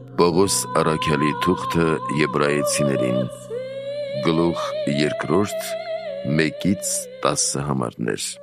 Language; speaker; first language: Armenian; native; Armenian